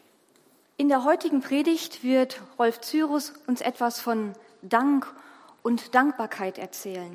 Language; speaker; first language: German; native; German